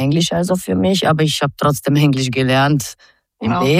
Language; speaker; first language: German; non-native, fluent; Croatian